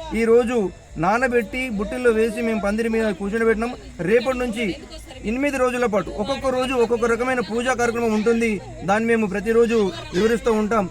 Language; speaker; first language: Telugu; non-native, local second language; Lambadi